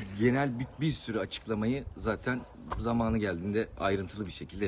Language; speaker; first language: Turkish; native; Turkish